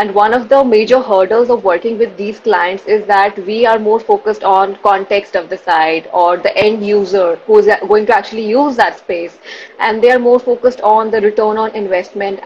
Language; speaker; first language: English; non-native, local second language; Hindi